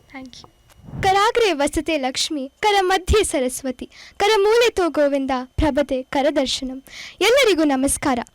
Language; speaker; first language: Kannada; non-native, local second language; Konkani